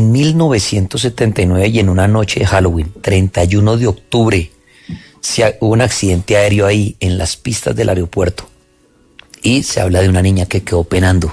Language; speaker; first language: Spanish; native; Spanish